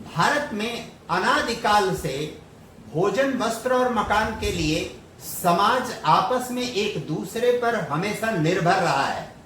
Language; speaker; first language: Hindi; native; Hindi